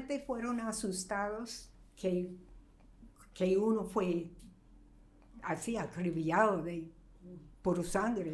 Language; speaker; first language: Spanish; non-native, fluent; English